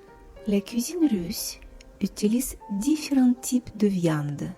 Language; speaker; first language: French; non-native, fluent; Russian